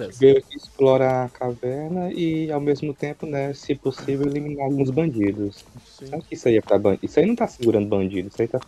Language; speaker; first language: Portuguese; native; Portuguese